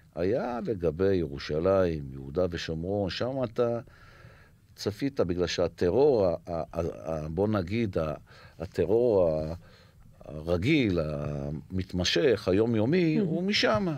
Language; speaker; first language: Hebrew; native; Hebrew